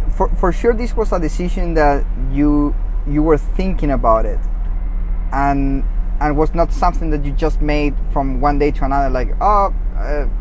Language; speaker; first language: English; non-native, fluent; Spanish